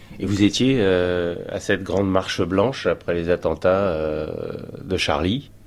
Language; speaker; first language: French; native; French